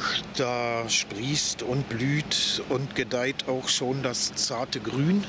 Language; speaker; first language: German; native; German